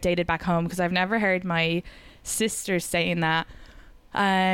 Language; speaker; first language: English; native; English